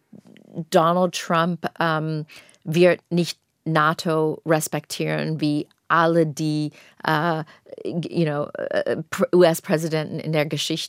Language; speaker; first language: German; non-native, fluent; English